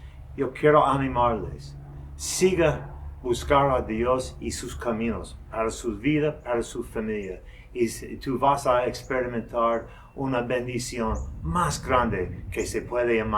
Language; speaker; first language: Spanish; non-native, fluent; English